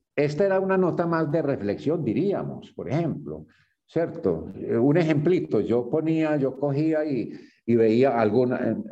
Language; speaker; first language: Spanish; native; Spanish